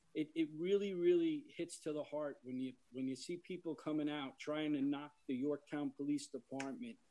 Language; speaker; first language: English; native; English